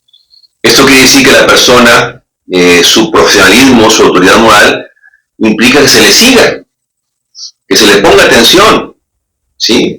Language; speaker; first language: Spanish; native; Spanish